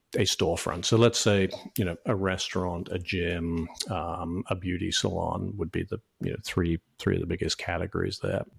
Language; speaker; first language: English; native; English